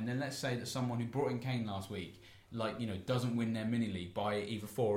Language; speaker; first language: English; native; English